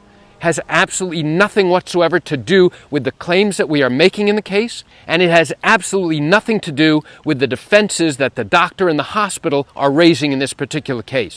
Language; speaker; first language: English; native; English